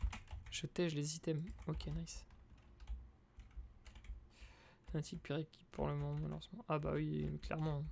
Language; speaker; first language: French; native; French